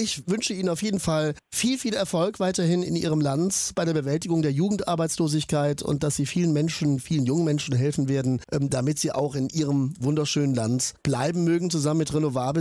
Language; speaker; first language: German; native; German